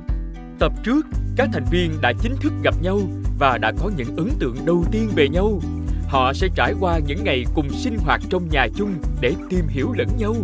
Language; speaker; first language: Vietnamese; native; Vietnamese